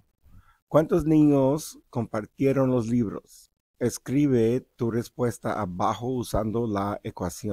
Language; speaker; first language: Spanish; early bilingual, heritage; Spanish